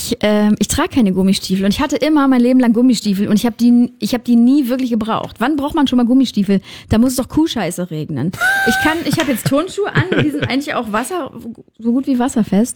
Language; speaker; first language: German; native; German